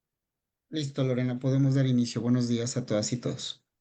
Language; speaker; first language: Spanish; native; Spanish